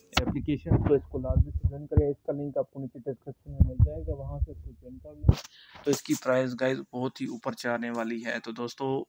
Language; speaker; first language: Urdu; native; Urdu